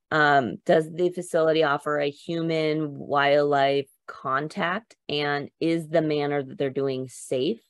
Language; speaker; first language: English; native; English